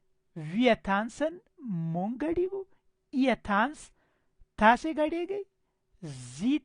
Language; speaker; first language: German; non-native, fluent; Pashto